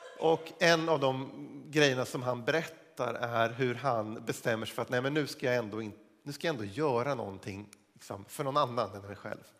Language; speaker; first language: Swedish; native; Swedish